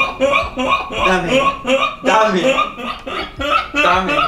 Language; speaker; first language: Japanese; non-native, learner; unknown